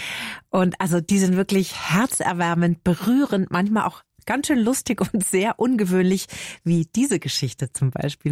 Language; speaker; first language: German; native; German